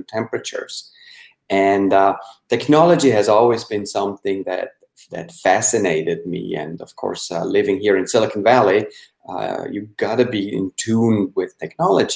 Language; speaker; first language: English; non-native, fluent; Swiss German